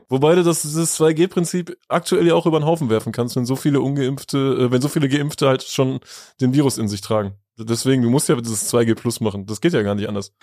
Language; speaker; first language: German; native; German